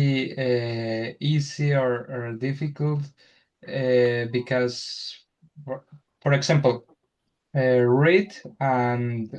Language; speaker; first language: English; non-native, learner; Spanish